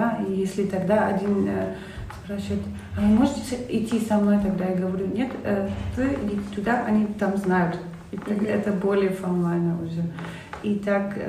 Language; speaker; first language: Russian; non-native, fluent; German